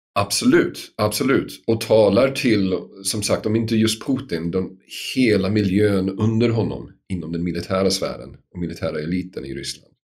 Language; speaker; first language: Swedish; non-native, fluent; English